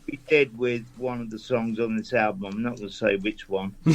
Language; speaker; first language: English; native; English